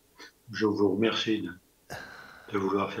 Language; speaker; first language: French; native; French